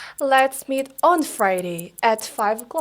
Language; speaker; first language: English; non-native, fluent; Vietnamese